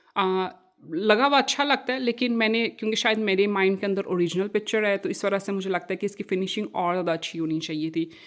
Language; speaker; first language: Urdu; non-native, local second language; Punjabi